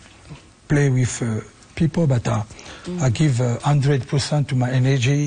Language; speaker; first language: English; non-native, learner; French